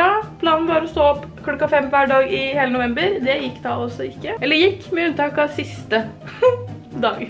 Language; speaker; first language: Norwegian; native; Norwegian